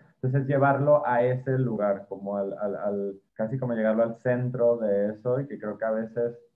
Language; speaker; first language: Spanish; native; Spanish